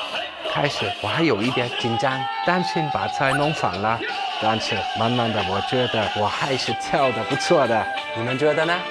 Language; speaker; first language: Chinese; non-native, fluent; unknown